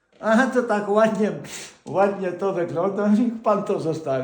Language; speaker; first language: Polish; non-native, fluent; Ukrainian